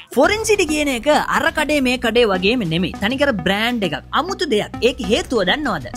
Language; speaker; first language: Sinhala; non-native, local second language; Tamil